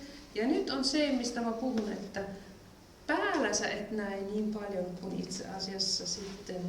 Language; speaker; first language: Finnish; non-native, fluent; German